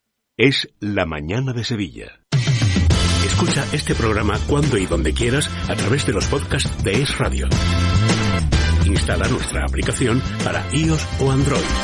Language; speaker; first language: Spanish; native; Spanish